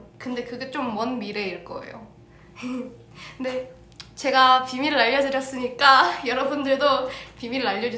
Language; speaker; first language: Korean; early bilingual, heritage; English